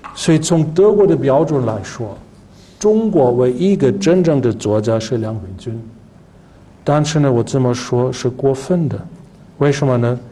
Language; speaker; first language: Chinese; non-native, fluent; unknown